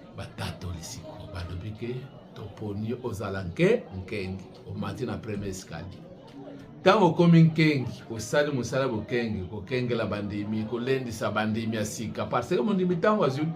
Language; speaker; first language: Lingala; non-native, local second language; Kongo